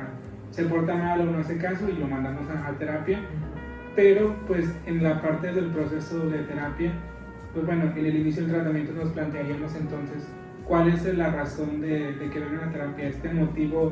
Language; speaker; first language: Spanish; native; Spanish